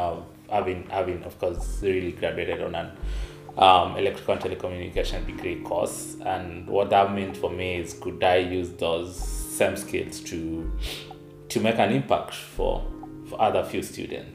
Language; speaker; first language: English; non-native, local second language; Kamba